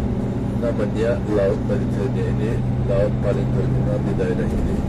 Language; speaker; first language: Indonesian; non-native, fluent; Turkish